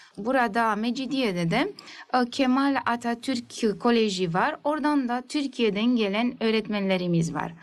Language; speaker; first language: Turkish; native; Turkish